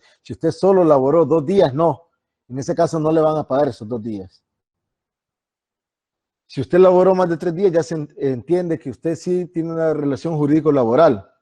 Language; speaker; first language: Spanish; native; Spanish